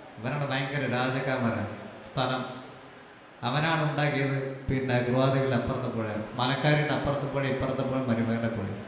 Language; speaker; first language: Malayalam; non-native, local second language; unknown